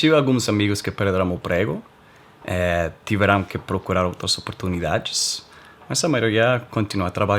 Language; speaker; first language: Portuguese; non-native, learner; English